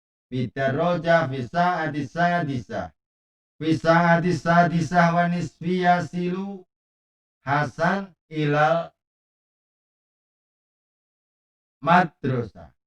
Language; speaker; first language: Arabic; non-native, fluent; Indonesian